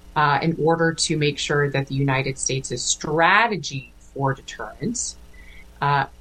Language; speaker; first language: English; native; English